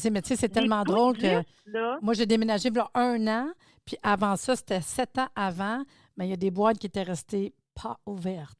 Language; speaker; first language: French; native; French